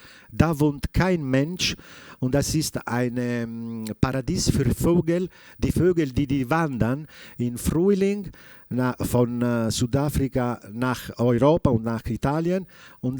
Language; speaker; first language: German; non-native, fluent; Italian